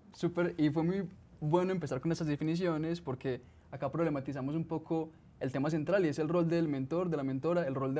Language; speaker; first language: Spanish; native; Spanish